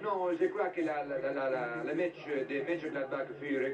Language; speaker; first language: French; non-native, fluent; Italian